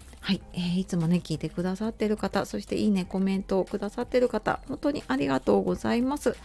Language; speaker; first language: Japanese; native; Japanese